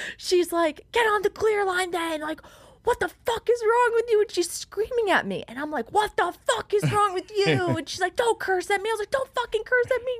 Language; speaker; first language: English; native; English